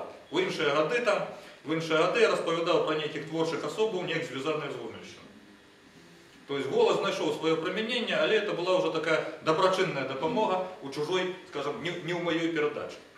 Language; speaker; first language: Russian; non-native, local second language; Belarusian